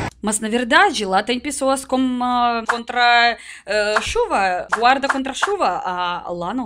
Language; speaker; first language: Portuguese; non-native, learner; Russian